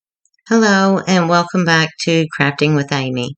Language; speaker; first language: English; native; English